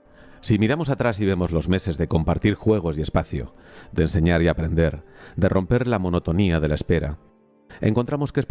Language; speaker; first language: Spanish; native; Spanish